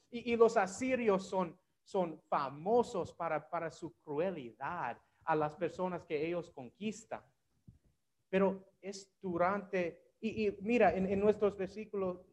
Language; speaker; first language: Spanish; non-native, learner; English